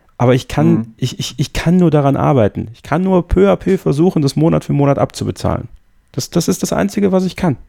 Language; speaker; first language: German; native; German